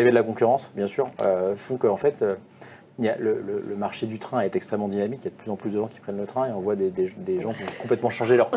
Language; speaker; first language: French; native; French